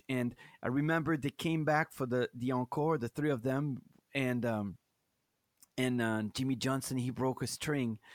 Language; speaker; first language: English; non-native, fluent; French